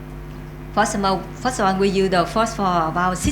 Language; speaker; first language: English; non-native, learner; Vietnamese